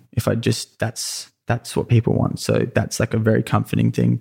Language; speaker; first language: English; native; English